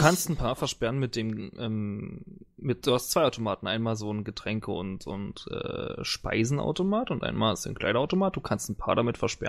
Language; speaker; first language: German; native; German